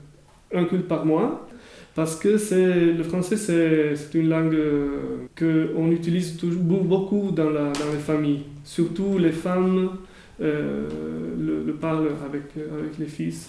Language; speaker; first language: French; non-native, local second language; Italian